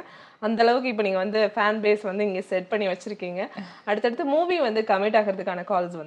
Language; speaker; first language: Tamil; native; Tamil